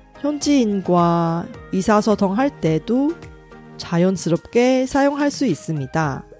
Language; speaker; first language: Korean; non-native, fluent; Chinese